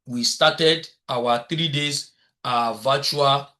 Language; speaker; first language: English; non-native, local second language; Yoruba